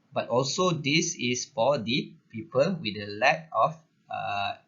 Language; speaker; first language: English; non-native, local second language; Malay